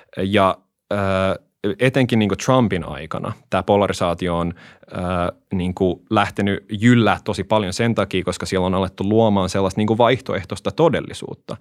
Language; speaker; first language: Finnish; native; Finnish